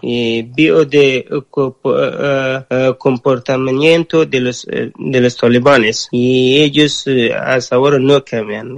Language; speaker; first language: Spanish; non-native, learner; Persian